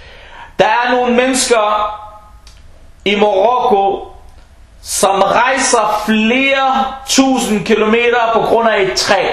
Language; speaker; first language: Danish; non-native, fluent; Arabic